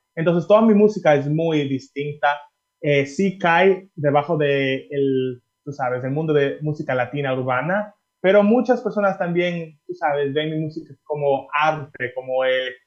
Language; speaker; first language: Spanish; early bilingual, heritage; Spanish